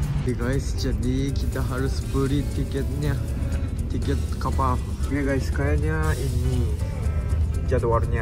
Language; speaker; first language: Indonesian; non-native, fluent; Japanese